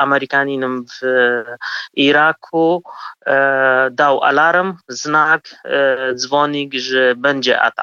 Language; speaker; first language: Polish; non-native, fluent; Kurdish